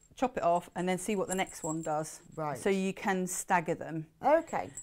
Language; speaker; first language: English; native; English